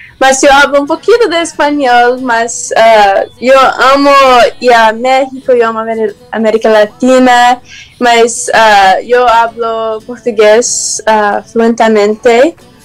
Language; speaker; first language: Spanish; non-native, learner; Portuguese